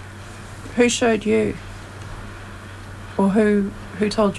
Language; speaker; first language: English; native; English